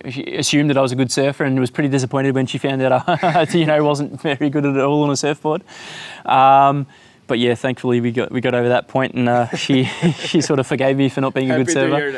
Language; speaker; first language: English; native; English